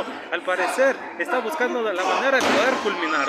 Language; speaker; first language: Spanish; native; Spanish